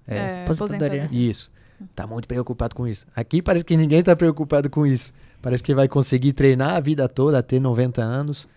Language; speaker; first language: Portuguese; non-native, fluent; French